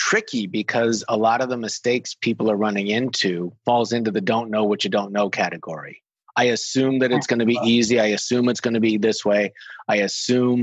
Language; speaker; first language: English; native; English